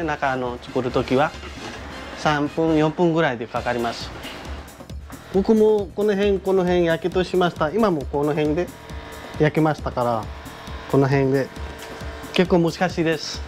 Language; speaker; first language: Japanese; non-native, learner; Nepali